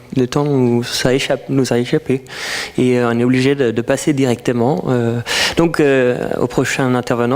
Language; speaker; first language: French; non-native, fluent; Danish